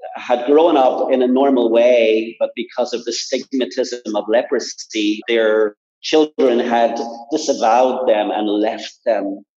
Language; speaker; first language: English; native; English